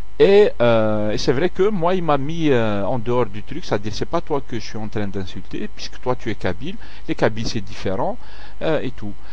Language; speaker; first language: French; non-native, local second language; Kabyle